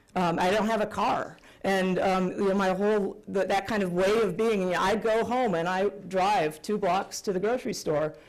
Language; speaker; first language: English; native; English